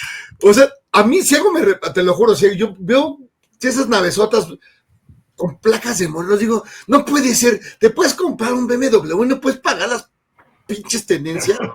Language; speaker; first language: Spanish; native; Spanish